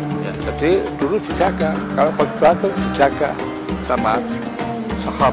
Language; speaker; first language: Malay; non-native, local second language; Javanese